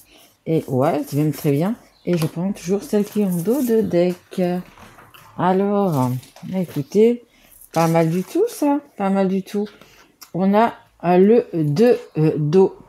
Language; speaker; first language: French; native; French